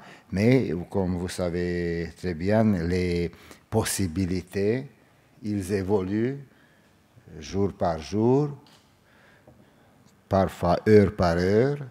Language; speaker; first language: French; non-native, fluent; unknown